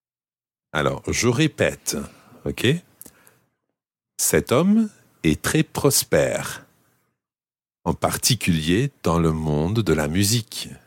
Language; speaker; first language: French; non-native, fluent; English